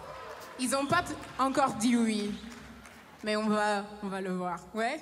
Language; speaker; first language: French; non-native, fluent; English